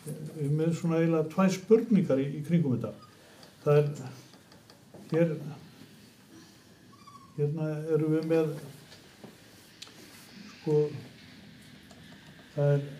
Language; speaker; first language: Icelandic; native; Icelandic